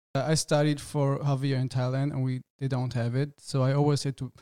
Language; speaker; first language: English; non-native, fluent; German